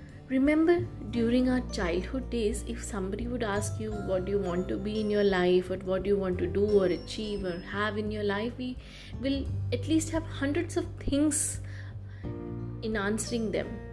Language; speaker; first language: English; non-native, local second language; Hindi